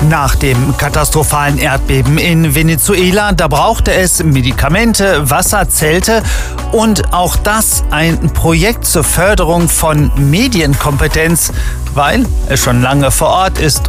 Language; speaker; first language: German; native; German